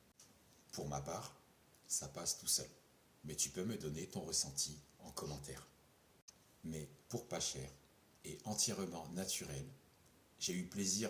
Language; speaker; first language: French; native; French